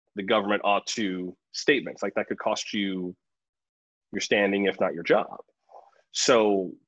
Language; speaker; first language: English; native; English